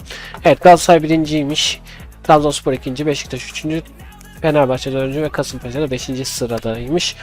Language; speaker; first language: Turkish; native; Turkish